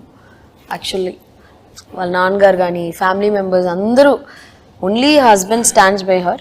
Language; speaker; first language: Telugu; non-native, local second language; Tamil